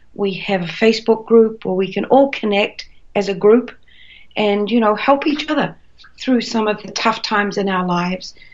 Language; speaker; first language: English; native; English